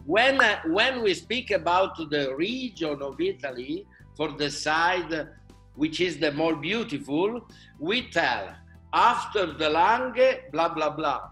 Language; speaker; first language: English; non-native, learner; Italian